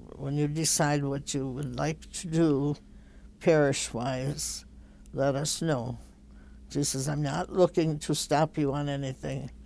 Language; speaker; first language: English; native; English